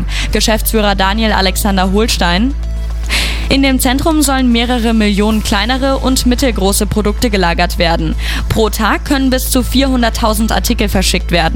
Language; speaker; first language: German; native; German